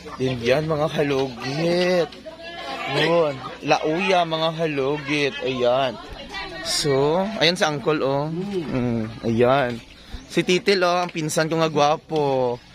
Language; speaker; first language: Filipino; non-native, local second language; Hiligaynon